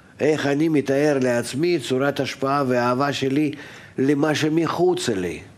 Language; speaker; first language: Hebrew; non-native, fluent; Russian